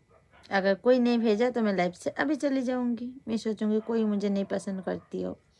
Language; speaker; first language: Hindi; non-native, local second language; Bangla